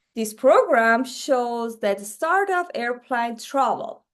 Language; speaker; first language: English; non-native, learner; Persian